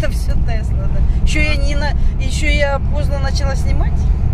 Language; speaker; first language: Russian; native; Russian